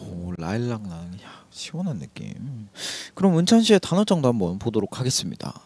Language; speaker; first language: Korean; native; Korean